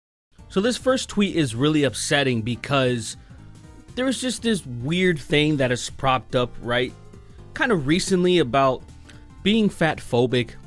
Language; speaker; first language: English; native; English